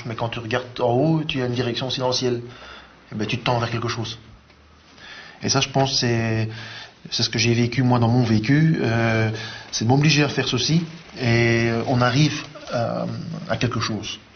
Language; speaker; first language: French; native; French